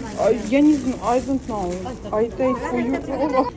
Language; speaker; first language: English; non-native, learner; Ukrainian